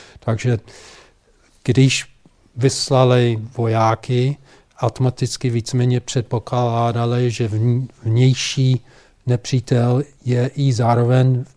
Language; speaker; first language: Czech; non-native, fluent; English